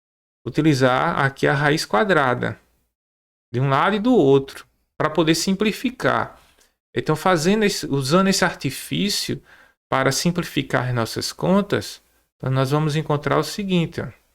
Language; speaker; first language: Portuguese; native; Portuguese